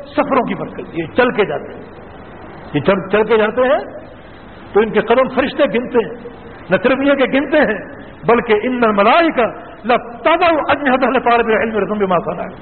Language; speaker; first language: Urdu; native; Urdu